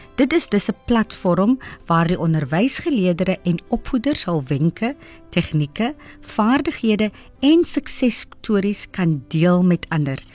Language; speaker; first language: Afrikaans; native; Afrikaans